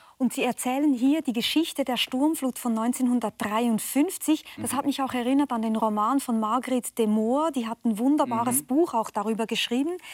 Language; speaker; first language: German; native; German